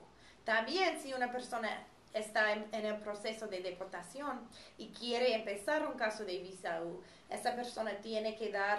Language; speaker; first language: Spanish; non-native, fluent; English